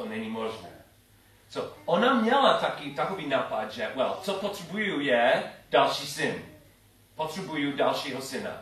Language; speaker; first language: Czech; non-native, learner; English